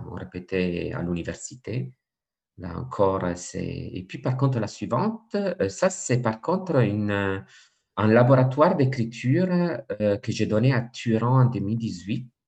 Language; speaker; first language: French; non-native, fluent; Italian